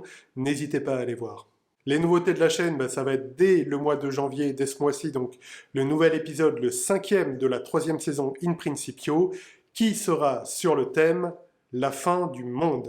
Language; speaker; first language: French; native; French